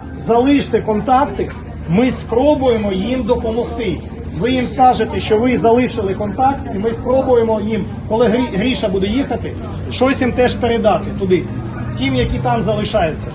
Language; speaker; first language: Ukrainian; non-native, local second language; Russian